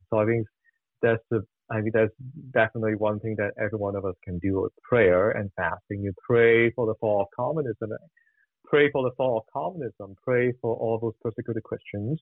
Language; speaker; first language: English; non-native, local second language; Cantonese